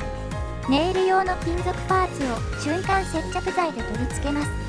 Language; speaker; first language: Japanese; native; Japanese